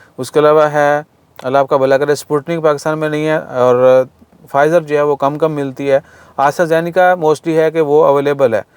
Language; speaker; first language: Urdu; non-native, local second language; Punjabi